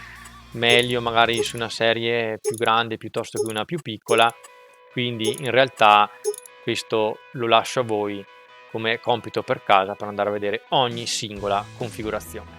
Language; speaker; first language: Italian; native; Italian